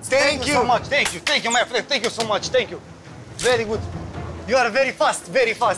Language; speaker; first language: English; non-native, learner; Romanian